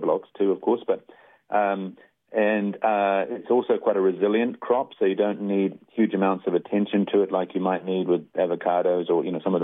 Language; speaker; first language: English; native; English